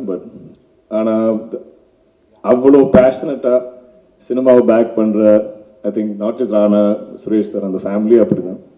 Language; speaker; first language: Tamil; non-native, local second language; Malayalam